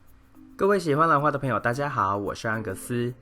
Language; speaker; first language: Chinese; native; Chinese